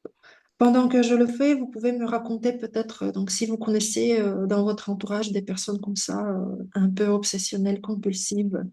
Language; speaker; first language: French; non-native, fluent; Russian